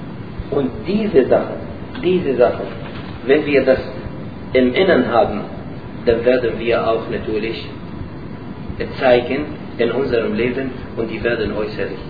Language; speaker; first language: German; non-native, learner; Arabic